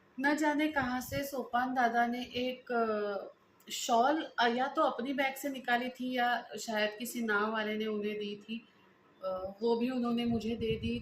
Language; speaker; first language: Hindi; non-native, local second language; Marathi